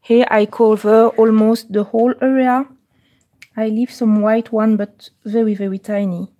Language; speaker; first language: English; non-native, fluent; French